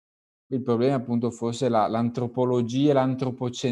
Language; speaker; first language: Italian; native; Italian